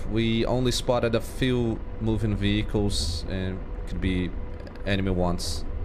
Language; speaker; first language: English; non-native, fluent; Portuguese